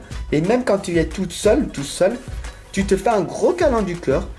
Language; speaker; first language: French; native; French